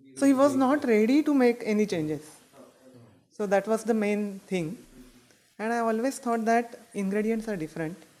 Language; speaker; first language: English; non-native, local second language; Marathi